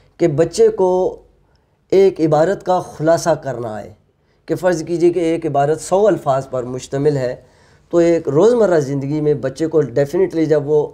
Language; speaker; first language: Urdu; non-native, local second language; Punjabi